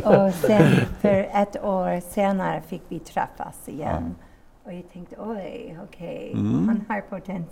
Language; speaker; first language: Swedish; non-native, learner; English